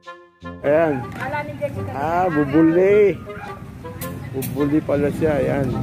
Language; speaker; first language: Filipino; native; Filipino